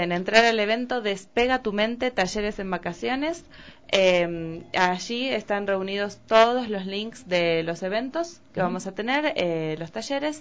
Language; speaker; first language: Spanish; native; Spanish